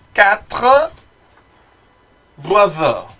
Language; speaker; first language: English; non-native, fluent; French